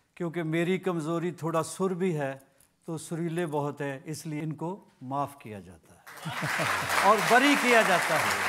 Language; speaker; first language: Hindi; native; Hindi